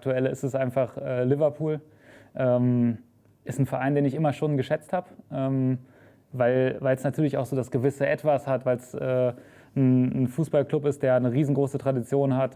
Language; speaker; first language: German; native; German